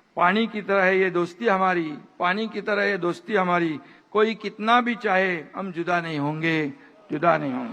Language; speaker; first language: Hindi; non-native, local second language; Marathi